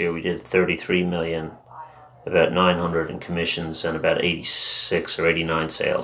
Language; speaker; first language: English; non-native, local second language; Irish